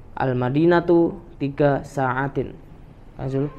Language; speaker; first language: Arabic; non-native, fluent; Indonesian